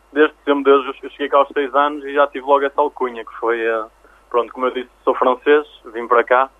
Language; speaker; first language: Portuguese; early bilingual, other home language; French